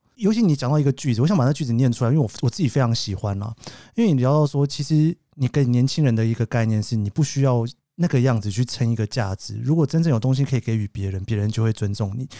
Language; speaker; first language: Chinese; native; Chinese